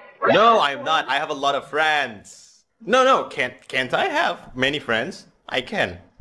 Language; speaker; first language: English; non-native, fluent; Indonesian